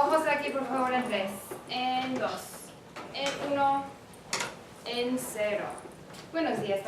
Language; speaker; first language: Spanish; non-native, fluent; English